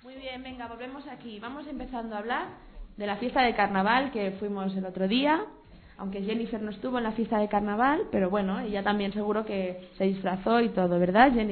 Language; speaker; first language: Spanish; native; Spanish